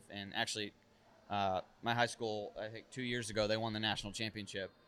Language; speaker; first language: English; native; English